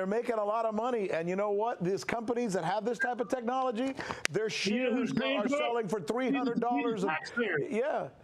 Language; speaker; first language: English; native; English